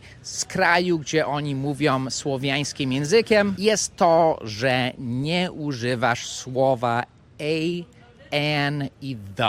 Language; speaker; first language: Polish; non-native, fluent; English